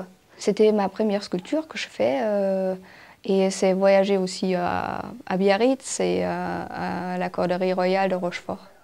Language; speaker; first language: French; non-native, fluent; German